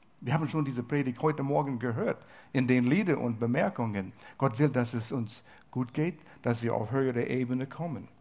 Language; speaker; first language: German; non-native, fluent; English